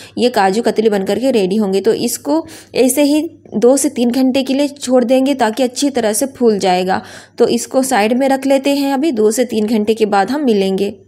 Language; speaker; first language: Hindi; native; Hindi